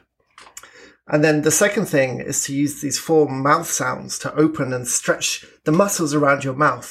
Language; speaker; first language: English; native; English